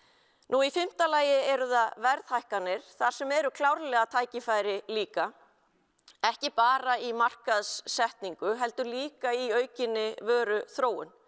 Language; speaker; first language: Icelandic; native; Icelandic